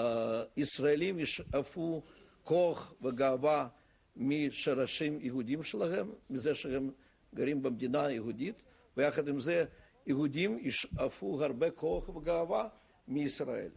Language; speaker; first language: Hebrew; non-native, fluent; Russian